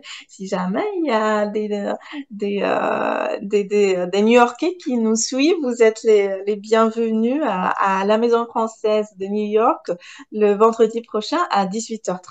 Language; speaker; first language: French; non-native, local second language; Arabic